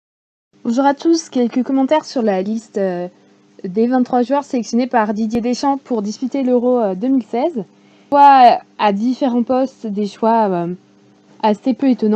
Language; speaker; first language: French; native; French